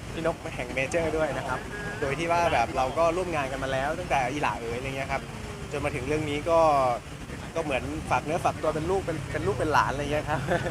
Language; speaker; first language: Thai; native; Thai